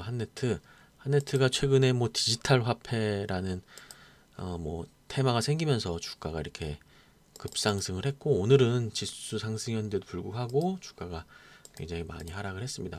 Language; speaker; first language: Korean; native; Korean